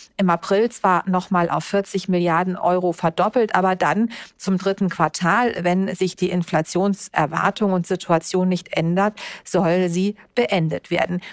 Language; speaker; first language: German; native; German